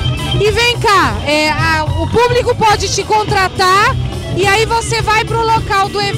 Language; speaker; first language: Portuguese; native; Portuguese